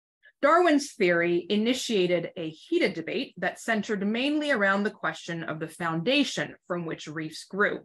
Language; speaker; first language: English; native; English